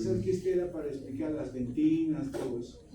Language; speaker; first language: Spanish; native; Spanish